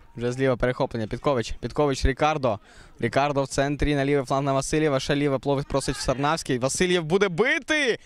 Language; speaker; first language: Ukrainian; non-native, local second language; Russian